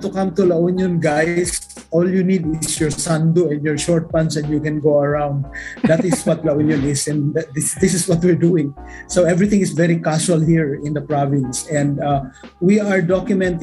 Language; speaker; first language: English; non-native, local second language; Iloko